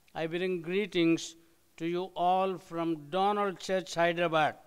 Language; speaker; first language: English; non-native, local second language; Telugu